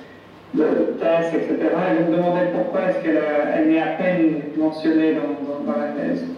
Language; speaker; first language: French; native; French